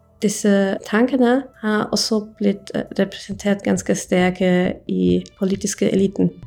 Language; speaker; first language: Norwegian; non-native, fluent; English